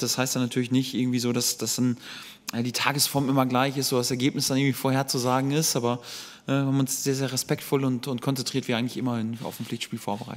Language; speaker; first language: German; native; German